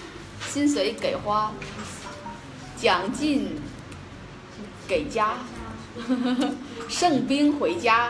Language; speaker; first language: Chinese; non-native, fluent; Vietnamese